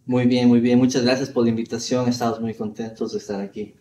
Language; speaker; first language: Spanish; early bilingual, heritage; Spanish